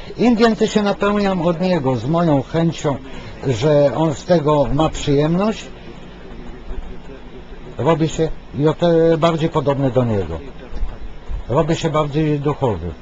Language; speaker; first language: Polish; non-native, fluent; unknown